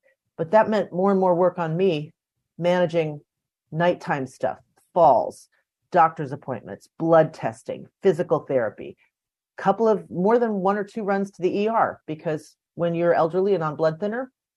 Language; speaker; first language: English; native; English